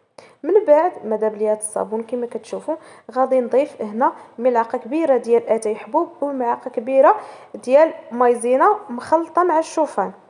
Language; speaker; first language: Arabic; native; Arabic